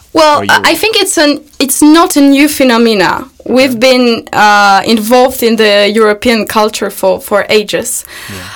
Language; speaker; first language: English; non-native, fluent; Polish